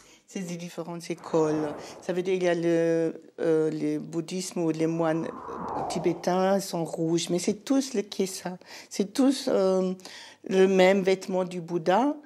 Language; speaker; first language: French; non-native, learner; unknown